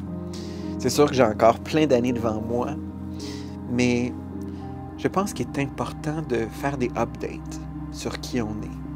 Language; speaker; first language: French; native; French